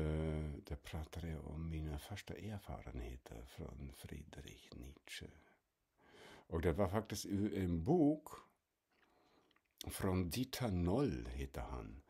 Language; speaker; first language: Swedish; non-native, fluent; German